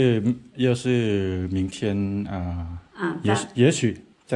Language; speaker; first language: Chinese; non-native, learner; Thai